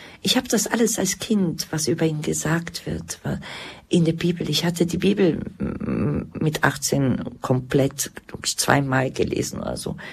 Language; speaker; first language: German; early bilingual, other home language; Croatian